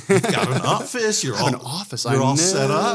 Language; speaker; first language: English; native; English